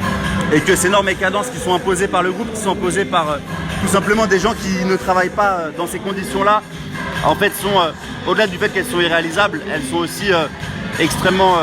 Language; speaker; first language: French; native; French